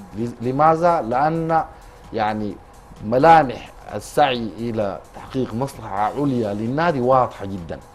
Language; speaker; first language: Arabic; native; Arabic